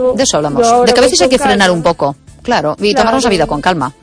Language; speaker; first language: Spanish; native; Spanish